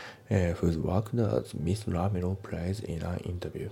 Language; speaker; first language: English; non-native, fluent; Japanese